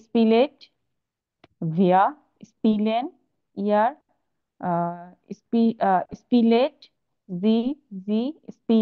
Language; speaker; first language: German; non-native, learner; Bangla